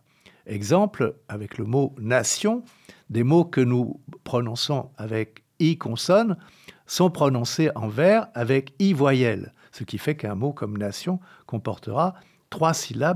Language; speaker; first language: French; native; French